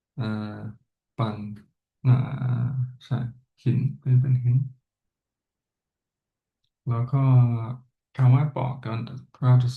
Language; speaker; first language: Thai; non-native, learner; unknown